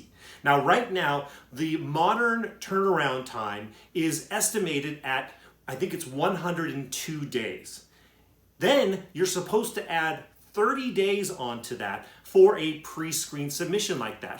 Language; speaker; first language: English; native; English